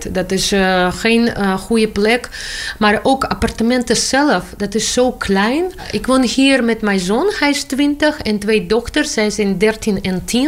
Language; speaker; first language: Dutch; non-native, learner; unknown